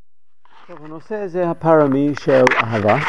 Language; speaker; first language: Hebrew; non-native, fluent; English